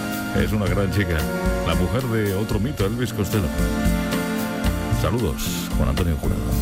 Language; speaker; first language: Spanish; native; Spanish